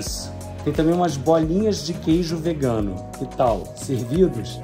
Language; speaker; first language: Portuguese; native; Portuguese